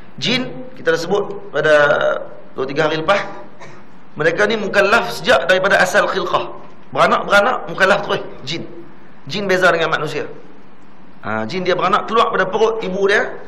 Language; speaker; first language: Malay; native; Malay